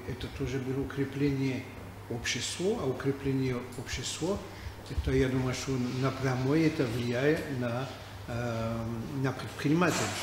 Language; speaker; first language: Russian; non-native, fluent; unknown